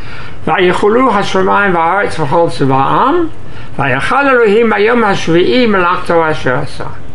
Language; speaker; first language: Hebrew; non-native, fluent; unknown